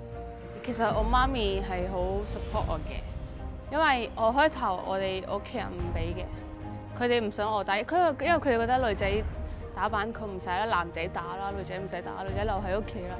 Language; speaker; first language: Cantonese; early bilingual, other home language; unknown